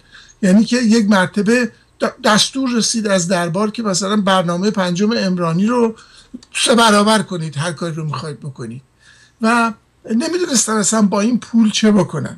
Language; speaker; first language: Persian; native; Persian